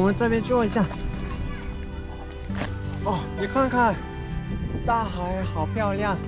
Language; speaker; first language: Chinese; non-native, learner; Korean